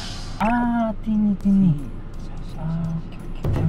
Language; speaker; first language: Thai; non-native, fluent; Japanese